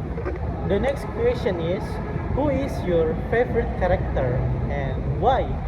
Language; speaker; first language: English; non-native, learner; Indonesian